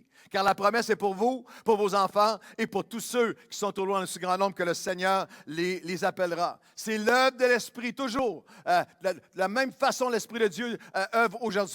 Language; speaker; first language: French; native; French